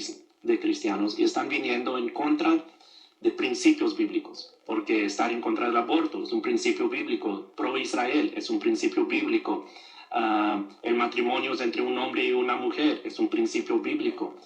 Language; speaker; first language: Spanish; early bilingual, other home language; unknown